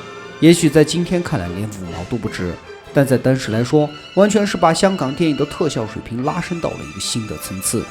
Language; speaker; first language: Chinese; native; Chinese